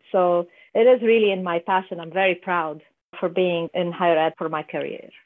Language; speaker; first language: English; non-native, fluent; Arabic